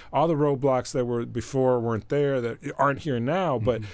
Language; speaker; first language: English; native; English